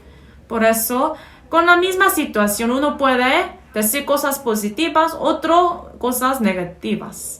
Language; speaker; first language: Spanish; non-native, fluent; Korean